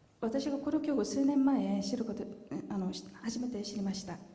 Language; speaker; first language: Japanese; non-native, fluent; Korean